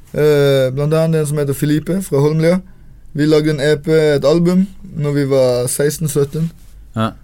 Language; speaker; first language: Norwegian; native; Norwegian